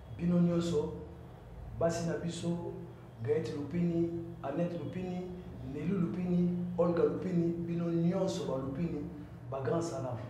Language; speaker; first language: Lingala; native; Lingala